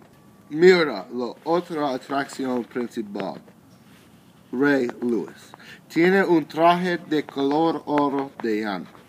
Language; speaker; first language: Spanish; non-native, learner; English